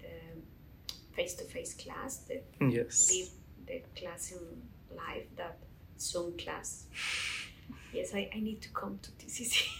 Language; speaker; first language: English; non-native, learner; Spanish